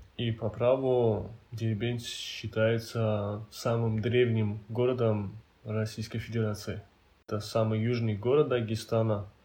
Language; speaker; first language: Russian; non-native, local second language; Avaric